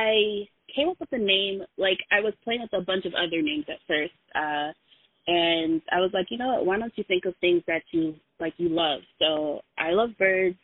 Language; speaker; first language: English; native; English